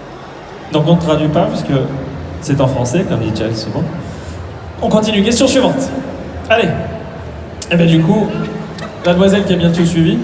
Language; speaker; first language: French; native; French